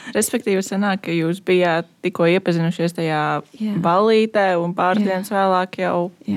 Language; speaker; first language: Latvian; native; Latvian